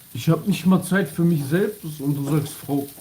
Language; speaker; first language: German; early bilingual, other home language; Kurdish